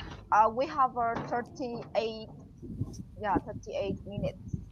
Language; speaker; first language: English; non-native, learner; Vietnamese